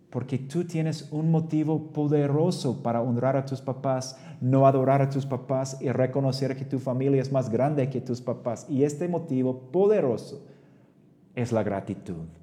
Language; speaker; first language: Spanish; non-native, fluent; English